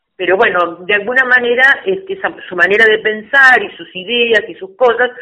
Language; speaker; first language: Spanish; native; Spanish